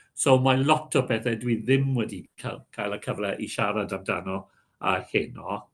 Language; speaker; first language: Welsh; non-native, local second language; English